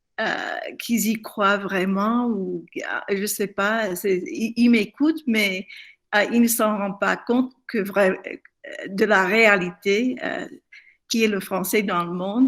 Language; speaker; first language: French; non-native, fluent; English